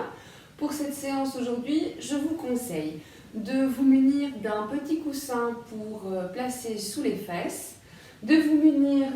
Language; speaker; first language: French; native; French